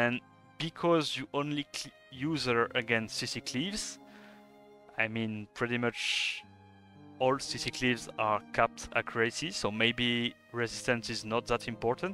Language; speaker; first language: English; non-native, fluent; French